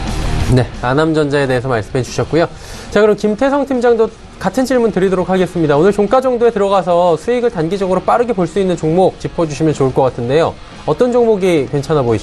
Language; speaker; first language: Korean; native; Korean